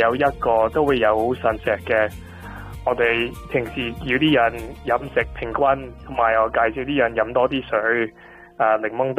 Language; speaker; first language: Cantonese; non-native, fluent; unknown